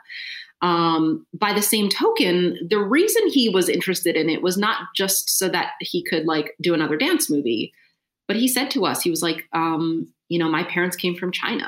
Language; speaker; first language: English; native; English